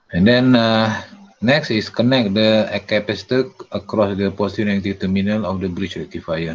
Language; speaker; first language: English; non-native, local second language; Malay